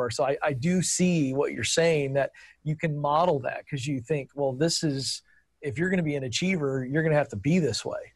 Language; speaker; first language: English; native; English